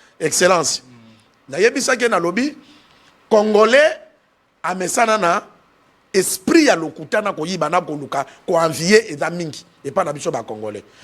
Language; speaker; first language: Lingala; native; Lingala